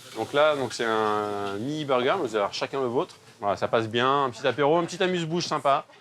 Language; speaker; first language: French; native; French